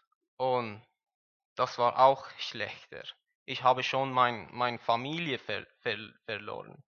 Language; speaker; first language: German; non-native, learner; Persian